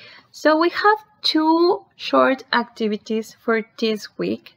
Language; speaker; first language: English; non-native, fluent; Spanish